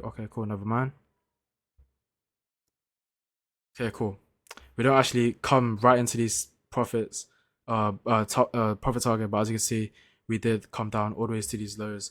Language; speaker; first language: English; native; English